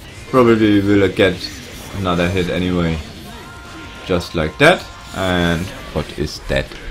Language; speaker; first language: English; non-native, fluent; German